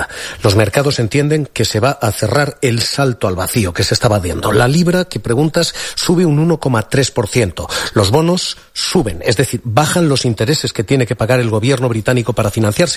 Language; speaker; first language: Spanish; native; Spanish